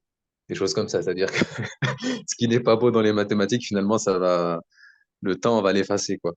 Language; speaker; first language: French; native; French